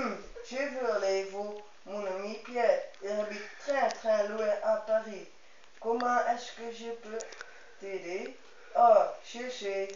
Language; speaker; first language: French; non-native, learner; Dutch